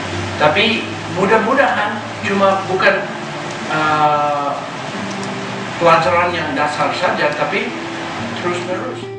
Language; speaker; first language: Indonesian; non-native, fluent; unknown